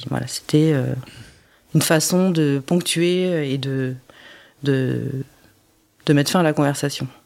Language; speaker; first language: French; early bilingual, other home language; Korean